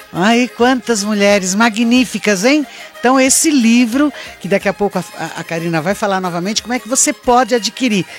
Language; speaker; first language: Portuguese; native; Portuguese